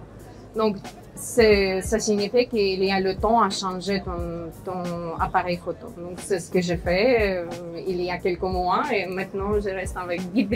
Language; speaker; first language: French; non-native, fluent; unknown